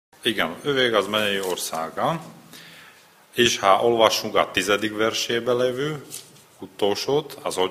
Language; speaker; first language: Hungarian; non-native, learner; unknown